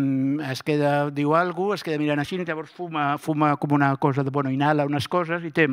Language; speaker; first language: Catalan; native; Catalan